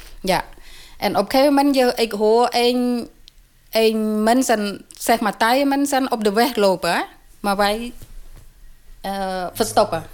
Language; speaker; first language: Dutch; non-native, learner; Khmer